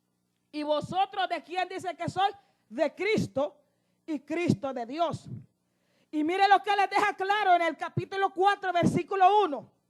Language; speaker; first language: Spanish; native; Spanish